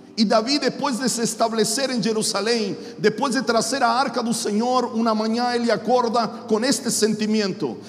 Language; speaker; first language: Portuguese; non-native, fluent; Spanish